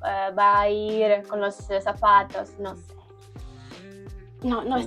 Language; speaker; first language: Spanish; non-native, learner; Ukrainian